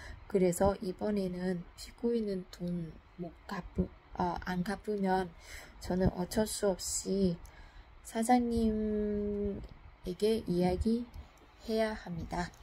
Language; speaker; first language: Korean; non-native, fluent; Vietnamese